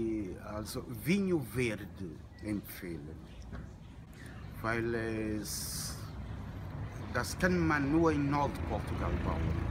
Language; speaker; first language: German; non-native, fluent; Portuguese